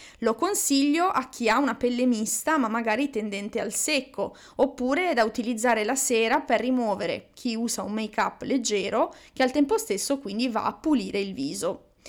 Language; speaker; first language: Italian; native; Italian